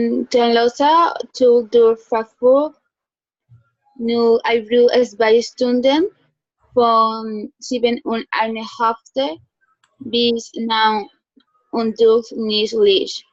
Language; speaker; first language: German; non-native, learner; Spanish